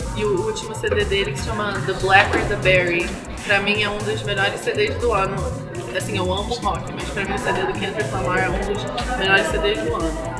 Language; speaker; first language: Portuguese; native; Portuguese